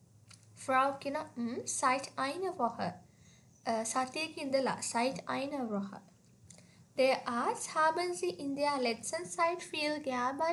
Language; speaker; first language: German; non-native, learner; Sinhala